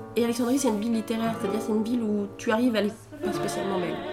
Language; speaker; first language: French; native; French